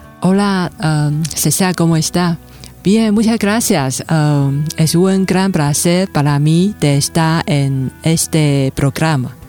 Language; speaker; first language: Spanish; non-native, fluent; Chinese